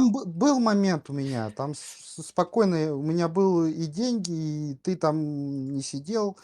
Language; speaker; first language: Russian; native; Russian